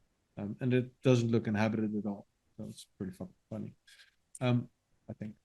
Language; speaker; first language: English; non-native, fluent; Dutch